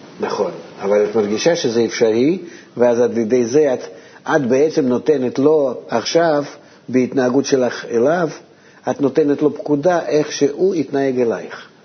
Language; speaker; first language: Hebrew; non-native, fluent; Russian